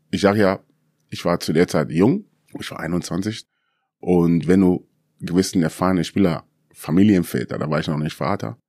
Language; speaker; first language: German; early bilingual, other home language; Akan